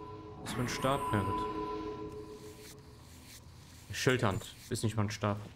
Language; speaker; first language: German; native; German